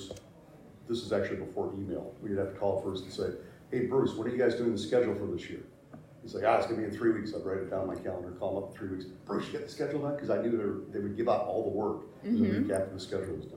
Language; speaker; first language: English; native; English